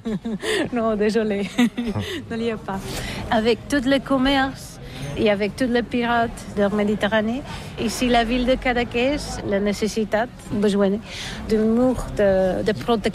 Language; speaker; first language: French; non-native, learner; Catalan